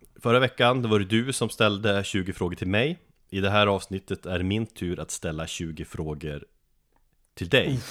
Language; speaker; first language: Swedish; native; Swedish